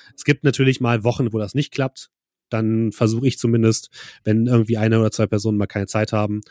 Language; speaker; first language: German; native; German